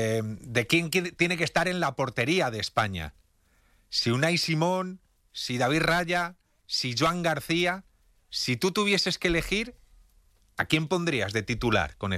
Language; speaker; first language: Spanish; native; Spanish